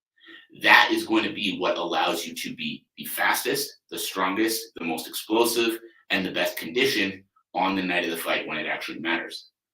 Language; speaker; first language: English; native; English